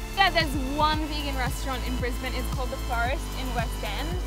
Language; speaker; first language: English; native; English